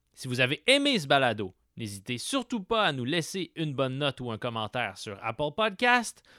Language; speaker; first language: French; native; French